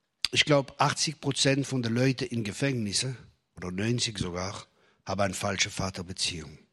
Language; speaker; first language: German; non-native, fluent; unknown